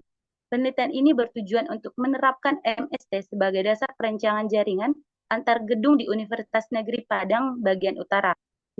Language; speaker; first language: Indonesian; native; Indonesian